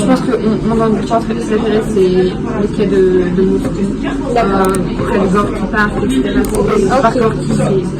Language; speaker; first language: French; early bilingual, heritage; French